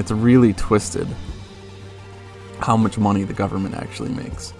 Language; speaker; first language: English; native; English